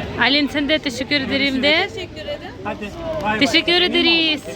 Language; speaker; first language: Turkish; non-native, learner; Russian